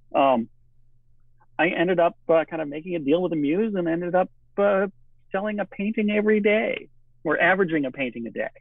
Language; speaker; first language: English; native; English